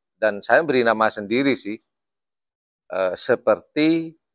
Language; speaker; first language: Indonesian; non-native, local second language; Madurese